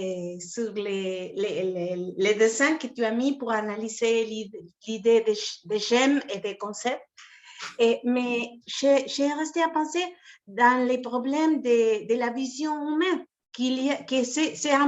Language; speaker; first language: French; non-native, fluent; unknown